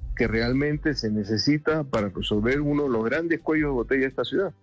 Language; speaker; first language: Spanish; native; Spanish